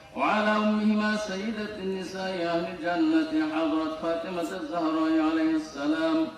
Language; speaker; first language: Arabic; non-native, fluent; Bangla